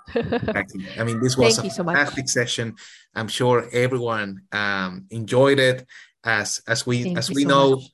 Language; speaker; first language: English; non-native, fluent; Spanish